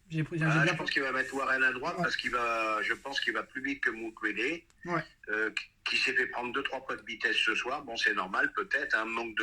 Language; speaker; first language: French; native; French